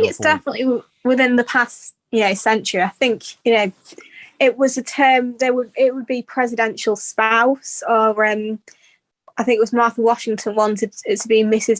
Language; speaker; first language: English; native; English